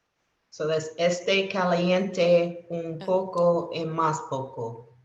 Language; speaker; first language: Spanish; non-native, learner; English